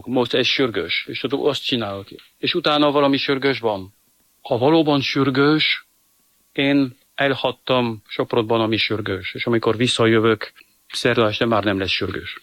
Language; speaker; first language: Hungarian; non-native, fluent; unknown